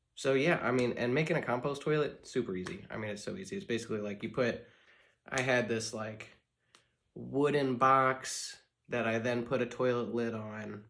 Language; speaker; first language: English; native; English